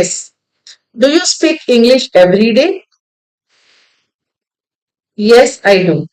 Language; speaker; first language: English; non-native, local second language; Hindi